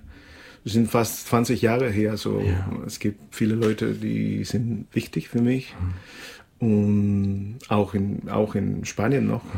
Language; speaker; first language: German; non-native, fluent; Spanish